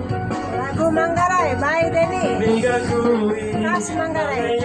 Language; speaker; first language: Indonesian; native; Indonesian